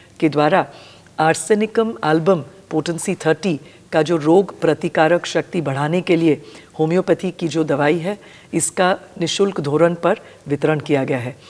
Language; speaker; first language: Hindi; non-native, local second language; Gujarati